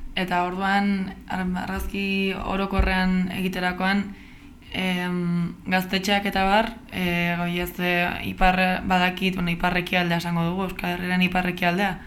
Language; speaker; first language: Basque; native; Basque